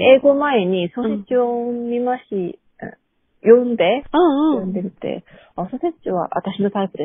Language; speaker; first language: Japanese; non-native, learner; Korean